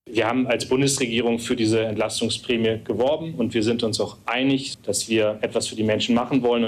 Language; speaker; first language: German; native; German